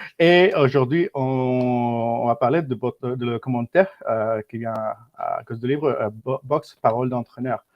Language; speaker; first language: French; non-native, learner; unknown